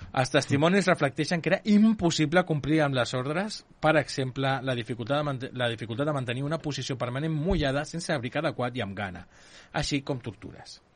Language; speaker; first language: Catalan; native; Catalan